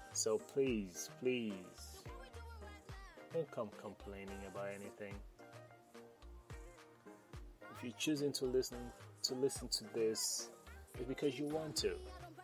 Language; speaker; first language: English; non-native, local second language; Krio